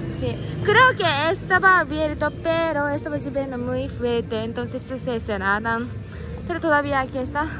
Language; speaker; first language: Spanish; non-native, learner; Japanese